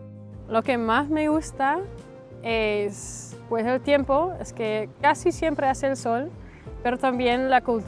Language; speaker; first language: Spanish; non-native, fluent; Dutch